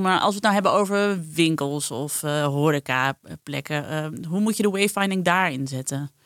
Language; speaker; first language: Dutch; native; Dutch